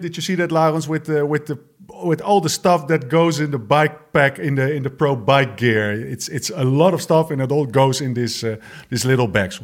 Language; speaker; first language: English; non-native, fluent; Dutch